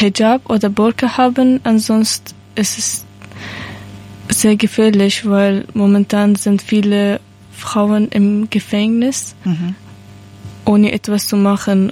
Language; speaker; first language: German; non-native, learner; Persian